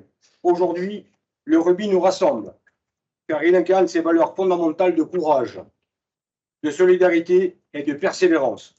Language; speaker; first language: French; native; French